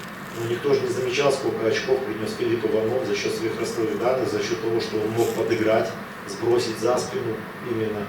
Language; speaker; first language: Russian; native; Russian